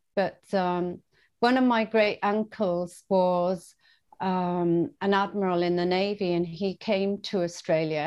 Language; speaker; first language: English; native; English